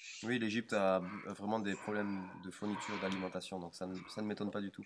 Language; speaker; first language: French; native; French